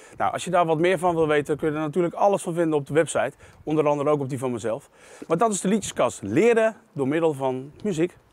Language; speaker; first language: Dutch; native; Dutch